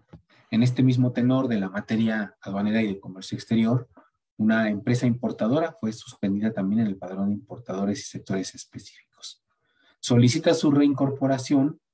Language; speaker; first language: Spanish; native; Spanish